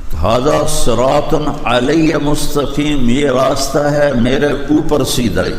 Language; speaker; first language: Urdu; non-native, local second language; Punjabi